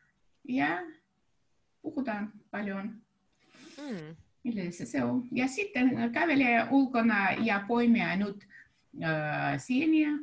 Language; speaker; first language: Finnish; non-native, learner; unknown